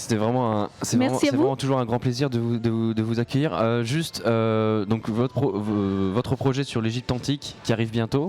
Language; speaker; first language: French; native; French